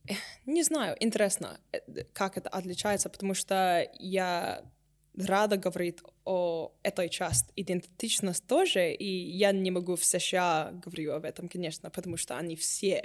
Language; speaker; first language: Russian; non-native, learner; English